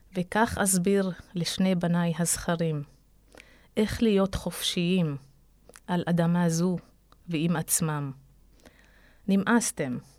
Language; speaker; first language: Hebrew; non-native, local second language; Arabic